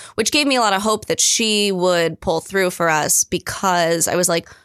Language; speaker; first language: English; native; English